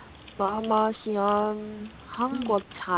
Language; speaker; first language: Chinese; non-native, learner; Korean